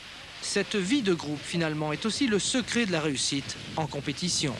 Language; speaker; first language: French; native; French